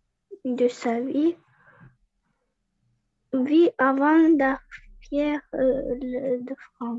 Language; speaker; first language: French; non-native, learner; Russian